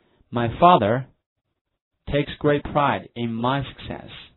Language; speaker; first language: English; non-native, fluent; Chinese